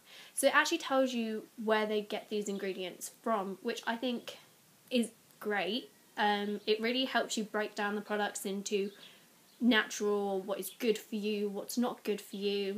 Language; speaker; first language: English; native; English